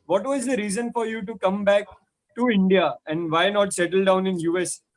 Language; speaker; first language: English; non-native, local second language; Hindi